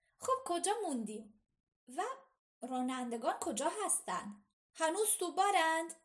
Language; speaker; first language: Persian; non-native, fluent; Italian